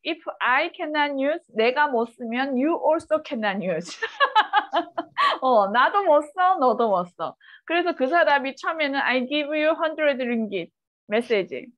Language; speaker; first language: Korean; native; Korean